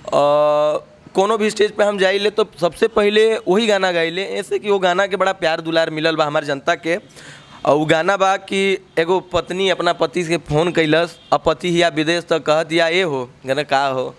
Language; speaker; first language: Hindi; native; Hindi